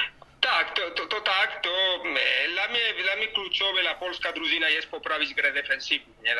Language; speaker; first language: Polish; non-native, learner; Spanish